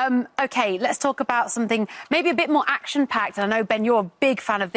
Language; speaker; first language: English; native; English